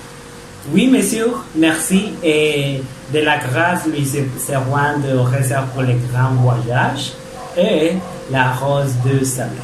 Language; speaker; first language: French; non-native, learner; Spanish